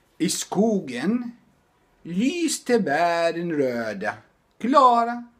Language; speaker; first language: Swedish; non-native, fluent; Arabic